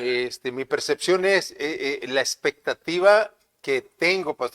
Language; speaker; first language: Spanish; native; Spanish